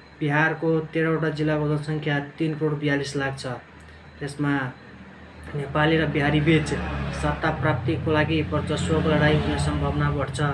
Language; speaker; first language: Nepali; native; Nepali